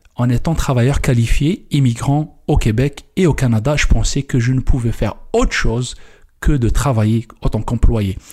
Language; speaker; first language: French; non-native, local second language; Kabyle